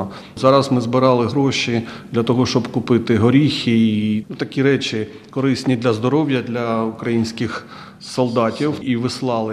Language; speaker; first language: Ukrainian; non-native, local second language; Russian